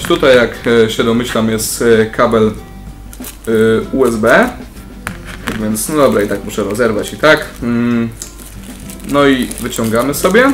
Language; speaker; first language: Polish; native; Polish